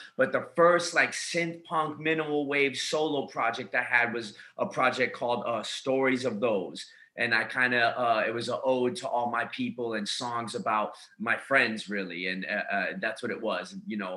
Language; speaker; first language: English; native; English